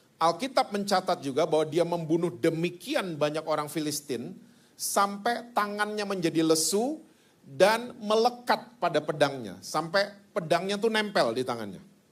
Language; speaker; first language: Indonesian; native; Indonesian